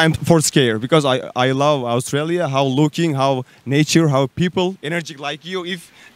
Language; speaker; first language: English; non-native, learner; Turkish